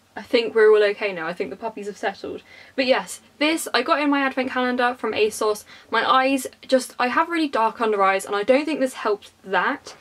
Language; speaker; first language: English; native; English